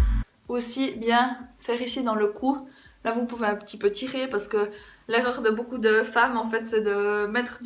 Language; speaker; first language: French; native; French